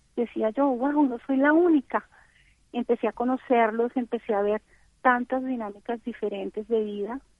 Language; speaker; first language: Spanish; native; Spanish